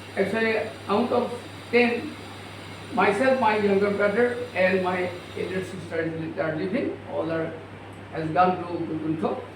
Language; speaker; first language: English; non-native, local second language; Assamese